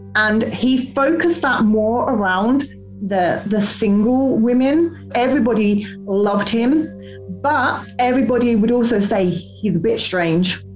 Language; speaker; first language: English; native; English